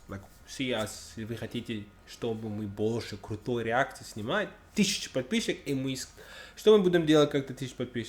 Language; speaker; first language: Russian; non-native, learner; English